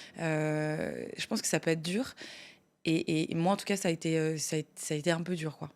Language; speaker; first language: French; native; French